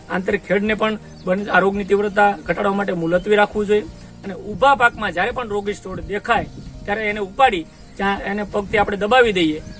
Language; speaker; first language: Gujarati; native; Gujarati